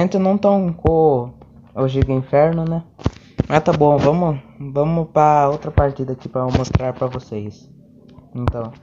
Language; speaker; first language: Portuguese; native; Portuguese